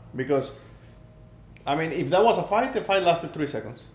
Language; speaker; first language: English; non-native, fluent; Spanish